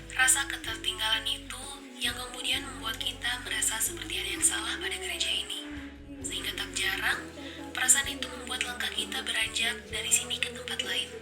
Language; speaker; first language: Indonesian; native; Indonesian